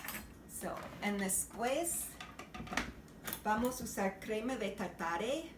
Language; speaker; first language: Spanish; non-native, learner; English